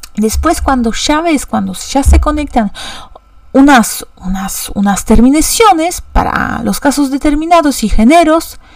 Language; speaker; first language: Spanish; non-native, fluent; Polish